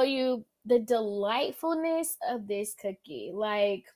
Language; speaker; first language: English; native; English